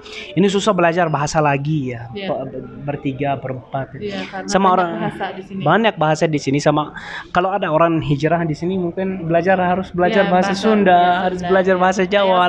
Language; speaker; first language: Indonesian; non-native, learner; Arabic